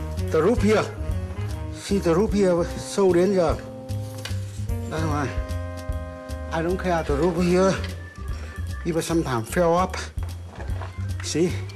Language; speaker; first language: English; non-native, learner; Vietnamese